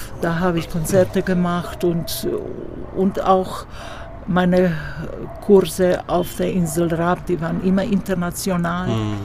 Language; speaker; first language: German; non-native, fluent; Croatian